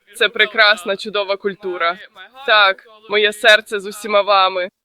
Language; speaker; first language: Ukrainian; non-native, fluent; English